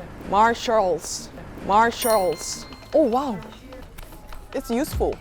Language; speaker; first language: English; non-native, learner; Korean